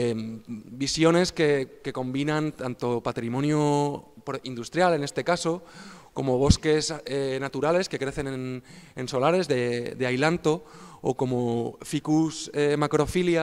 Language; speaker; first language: Spanish; native; Spanish